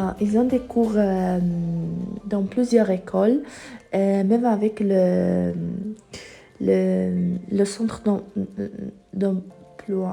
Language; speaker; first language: French; non-native, fluent; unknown